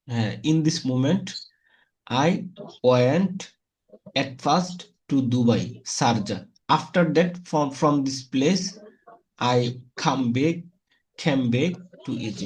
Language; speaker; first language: English; non-native, fluent; Bangla